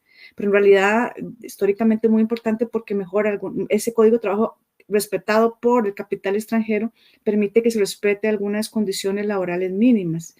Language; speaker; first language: Spanish; native; Spanish